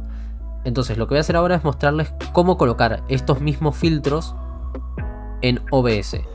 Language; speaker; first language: Spanish; native; Spanish